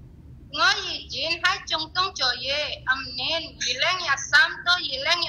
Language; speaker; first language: Chinese; non-native, learner; Indonesian